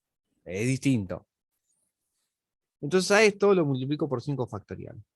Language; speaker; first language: Spanish; native; Spanish